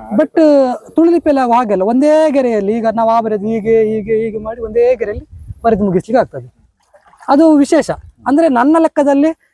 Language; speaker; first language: Kannada; non-native, local second language; Konkani